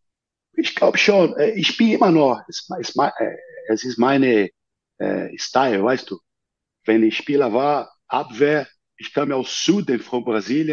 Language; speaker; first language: German; non-native, learner; Portuguese